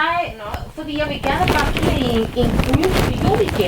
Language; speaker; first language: Danish; non-native, learner; Chinese